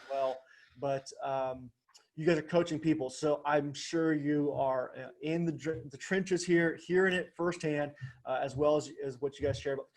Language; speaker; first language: English; native; English